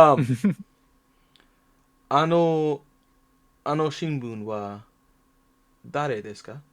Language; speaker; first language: Japanese; non-native, learner; English